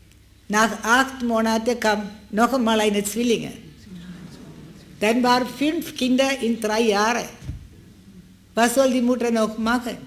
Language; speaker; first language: German; non-native, fluent; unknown